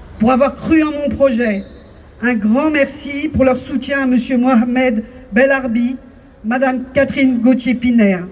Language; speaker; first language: French; native; French